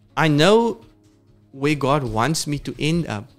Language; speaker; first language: English; non-native, local second language; Afrikaans